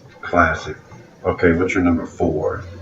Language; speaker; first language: English; native; English